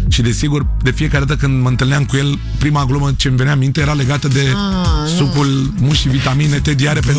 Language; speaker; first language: Romanian; native; Romanian